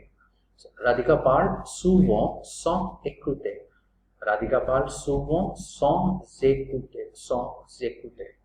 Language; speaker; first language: French; non-native, fluent; Hindi